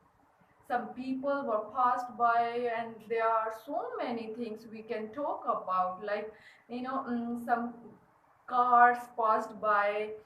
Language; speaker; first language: English; non-native, learner; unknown